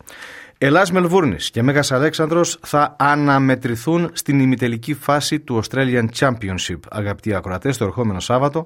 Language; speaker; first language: Greek; native; Greek